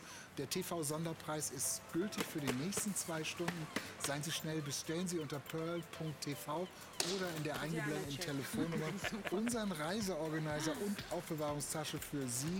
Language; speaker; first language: German; native; German